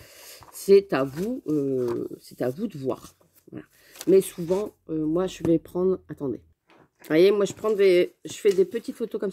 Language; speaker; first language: French; native; French